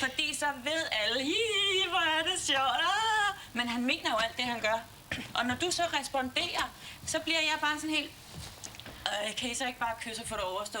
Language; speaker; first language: Danish; native; Danish